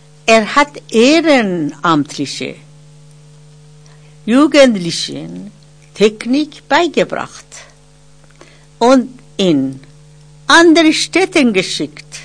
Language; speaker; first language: German; non-native, fluent; Persian